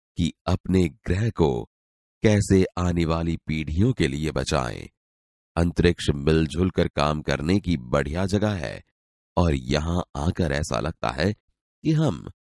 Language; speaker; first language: Hindi; non-native, local second language; Gujarati